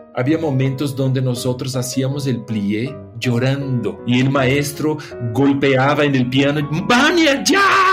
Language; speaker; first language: Spanish; non-native, fluent; Portuguese